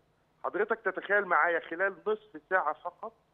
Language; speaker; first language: Arabic; native; Arabic